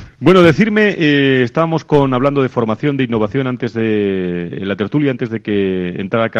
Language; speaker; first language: Spanish; native; Spanish